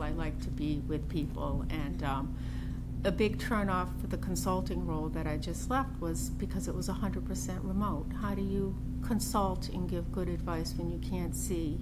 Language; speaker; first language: English; native; English